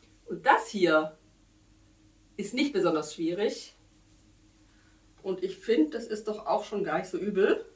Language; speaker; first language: German; native; German